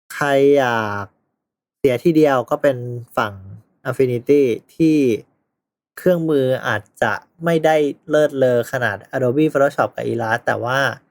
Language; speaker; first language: Thai; native; Thai